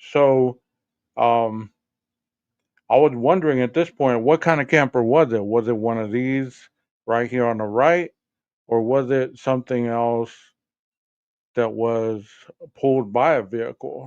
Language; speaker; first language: English; native; English